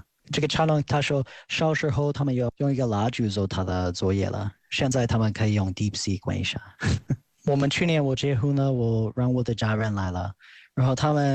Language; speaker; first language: Chinese; non-native, fluent; English